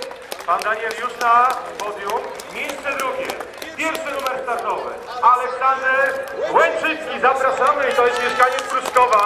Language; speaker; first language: Polish; native; Polish